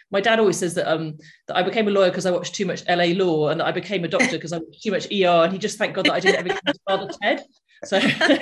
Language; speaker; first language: English; native; English